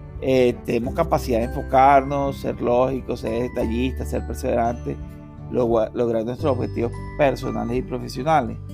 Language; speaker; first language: Spanish; native; Spanish